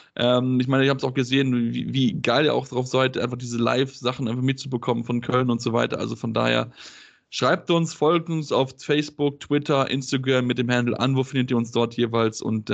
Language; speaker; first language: German; native; German